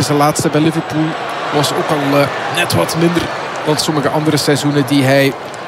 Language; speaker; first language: Dutch; native; Dutch